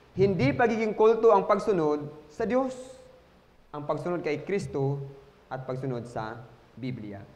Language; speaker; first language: Filipino; non-native, local second language; Cebuano